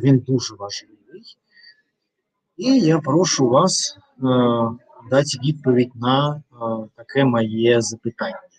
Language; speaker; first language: Ukrainian; non-native, learner; Russian